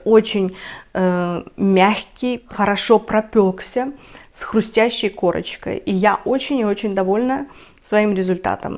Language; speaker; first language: Russian; native; Russian